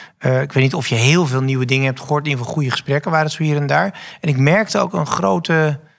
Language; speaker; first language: Dutch; native; Dutch